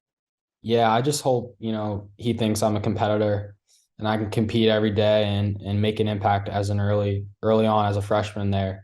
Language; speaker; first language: English; native; English